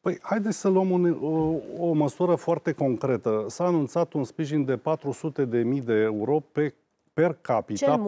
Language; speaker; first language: Romanian; native; Romanian